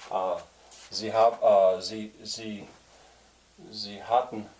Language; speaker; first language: German; non-native, learner; English